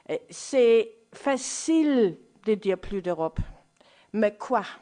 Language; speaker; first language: French; non-native, fluent; Danish